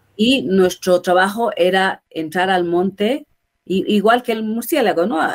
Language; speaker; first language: Spanish; native; Spanish